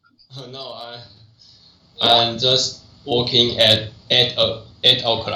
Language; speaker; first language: English; non-native, learner; Chinese